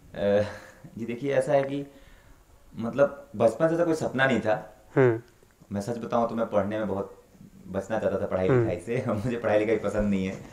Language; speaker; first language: Hindi; native; Hindi